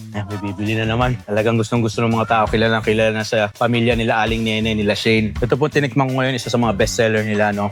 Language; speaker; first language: Filipino; native; Filipino